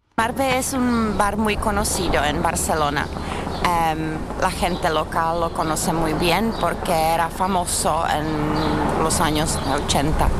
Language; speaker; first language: Spanish; non-native, learner; Czech